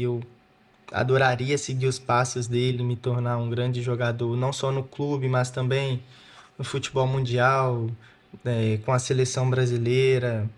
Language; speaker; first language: Portuguese; native; Portuguese